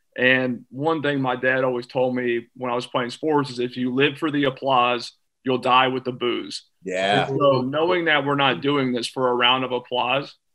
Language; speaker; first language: English; native; English